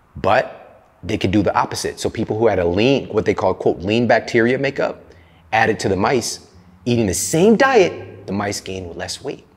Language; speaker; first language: English; native; English